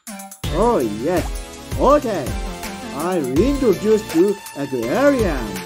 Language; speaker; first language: English; non-native, learner; Japanese